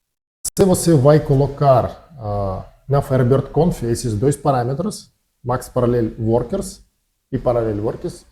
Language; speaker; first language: Portuguese; non-native, learner; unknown